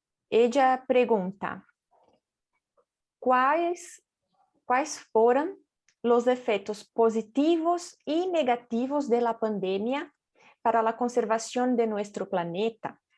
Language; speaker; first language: Spanish; non-native, fluent; Portuguese